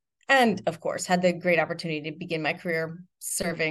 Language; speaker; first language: English; native; English